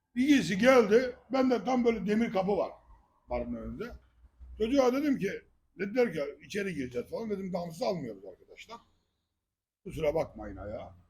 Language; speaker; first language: Turkish; native; Turkish